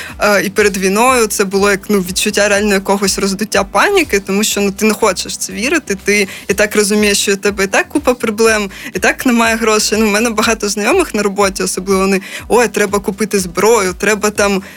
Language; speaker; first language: Ukrainian; native; Ukrainian